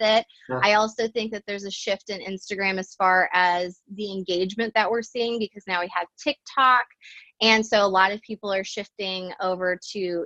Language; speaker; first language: English; native; English